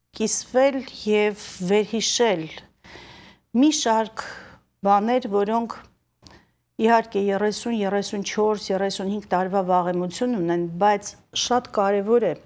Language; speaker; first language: Armenian; native; Armenian